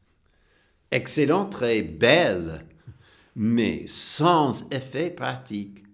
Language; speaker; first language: French; non-native, fluent; English